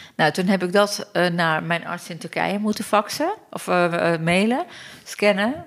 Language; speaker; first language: Dutch; early bilingual, other home language; Turkish